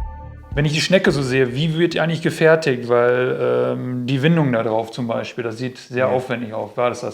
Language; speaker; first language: German; native; German